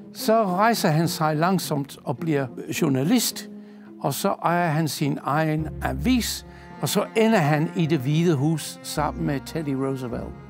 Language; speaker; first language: Danish; non-native, fluent; English